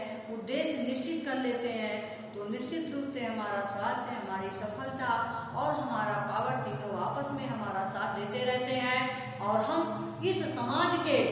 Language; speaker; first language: Hindi; native; Hindi